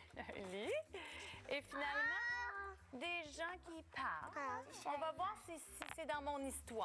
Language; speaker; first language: French; native; French